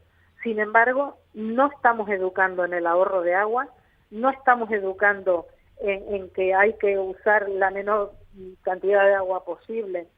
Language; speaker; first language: Spanish; native; Spanish